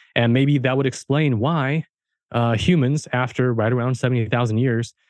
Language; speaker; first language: English; early bilingual, heritage; German